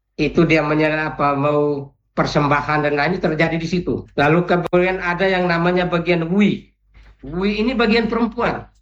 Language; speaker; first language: Indonesian; non-native, local second language; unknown